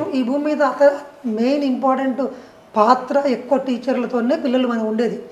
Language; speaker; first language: Telugu; native; Telugu